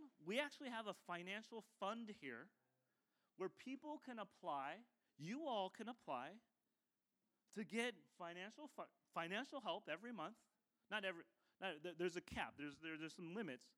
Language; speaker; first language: English; native; English